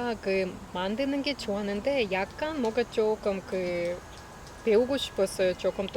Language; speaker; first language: Korean; non-native, learner; Russian